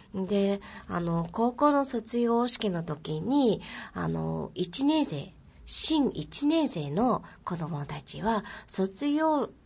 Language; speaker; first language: Japanese; non-native, fluent; Mongolian